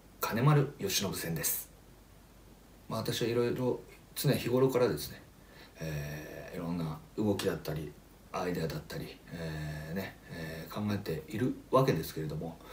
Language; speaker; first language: Japanese; native; Japanese